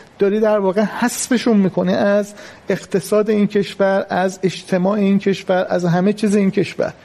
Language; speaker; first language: Persian; native; Persian